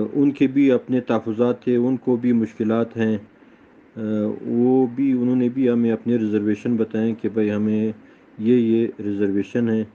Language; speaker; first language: Urdu; non-native, local second language; Pashto